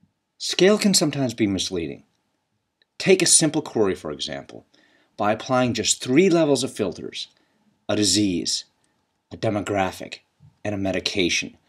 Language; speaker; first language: English; native; English